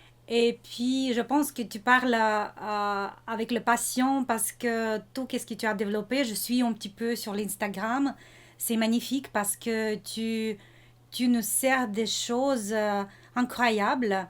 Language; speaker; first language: French; non-native, fluent; Russian